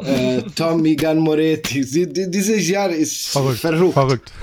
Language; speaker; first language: German; non-native, learner; Italian